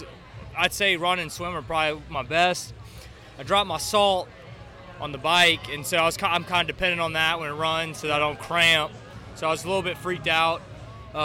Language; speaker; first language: English; native; English